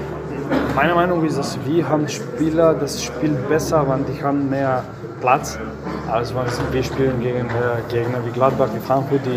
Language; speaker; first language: German; non-native, fluent; Croatian